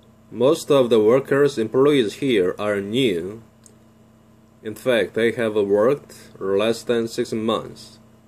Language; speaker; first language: English; non-native, fluent; Korean